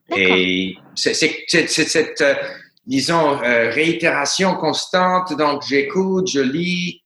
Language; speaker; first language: French; non-native, fluent; English